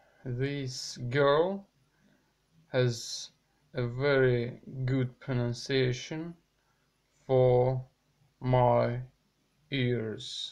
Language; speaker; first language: English; non-native, learner; Russian